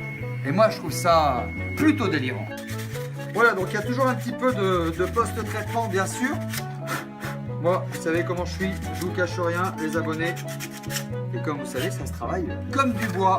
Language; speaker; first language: French; native; French